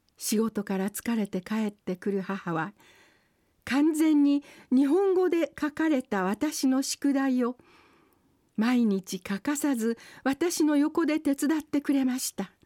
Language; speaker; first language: Japanese; early bilingual, other home language; Portuguese